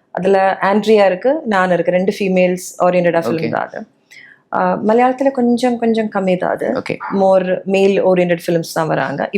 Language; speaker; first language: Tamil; non-native, learner; Malayalam